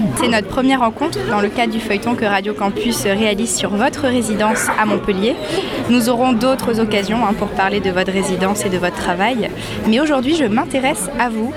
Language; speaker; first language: French; native; French